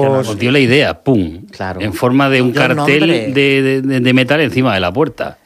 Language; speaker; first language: Spanish; native; Spanish